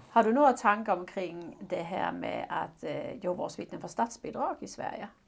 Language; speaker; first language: Swedish; non-native, fluent; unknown